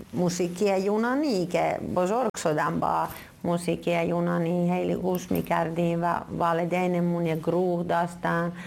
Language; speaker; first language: Persian; non-native, fluent; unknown